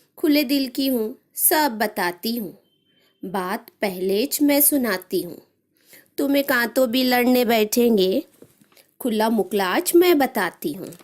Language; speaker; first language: Urdu; native; Urdu